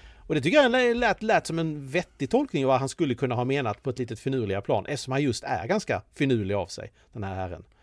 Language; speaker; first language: Swedish; native; Swedish